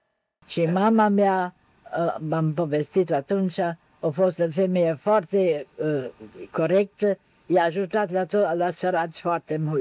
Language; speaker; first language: Romanian; non-native, local second language; German